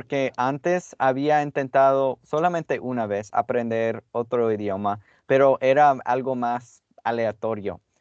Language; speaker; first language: Spanish; non-native, fluent; English